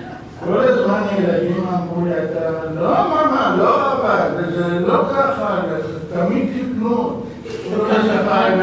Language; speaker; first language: Hebrew; non-native, fluent; Arabic